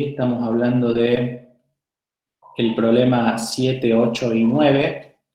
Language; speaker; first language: Spanish; native; Spanish